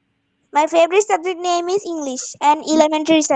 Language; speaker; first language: English; non-native, learner; Bangla